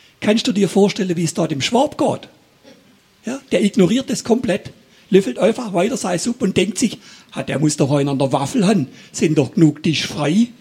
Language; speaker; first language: German; native; German